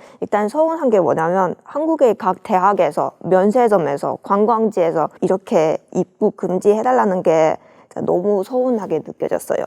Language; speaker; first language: Korean; non-native, fluent; Chinese